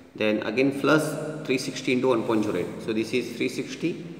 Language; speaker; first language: English; non-native, local second language; Kannada